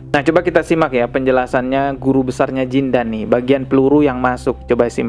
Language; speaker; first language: Indonesian; native; Indonesian